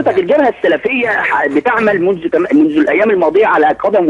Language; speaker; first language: Arabic; native; Arabic